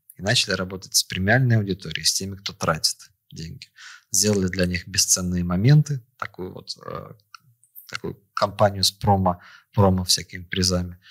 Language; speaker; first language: Russian; native; Russian